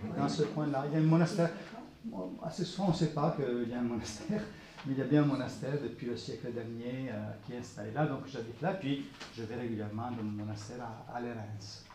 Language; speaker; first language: French; non-native, fluent; Italian